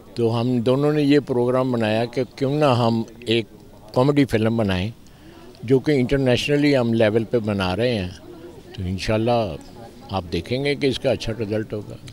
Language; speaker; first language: Urdu; non-native, local second language; Punjabi